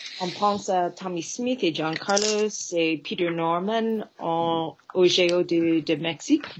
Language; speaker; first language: French; non-native, fluent; English